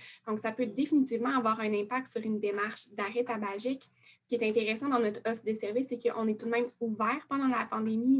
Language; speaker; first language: French; native; French